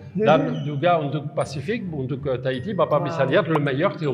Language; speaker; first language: Indonesian; non-native, fluent; French